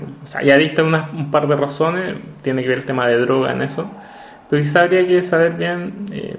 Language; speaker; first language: Spanish; native; Spanish